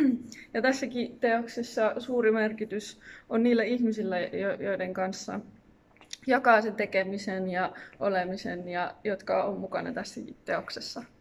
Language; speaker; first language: Finnish; native; Finnish